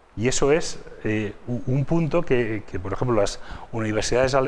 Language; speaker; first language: Spanish; native; Spanish